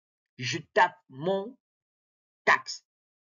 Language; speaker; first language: French; non-native, fluent; Arabic